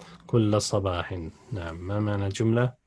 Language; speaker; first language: Arabic; non-native, fluent; English